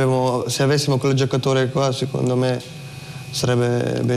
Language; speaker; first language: Italian; non-native, fluent; Slovenian